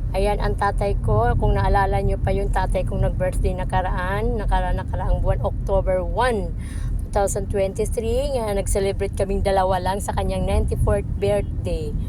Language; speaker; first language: Filipino; non-native, local second language; Cebuano